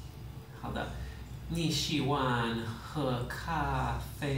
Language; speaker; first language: Chinese; non-native, learner; English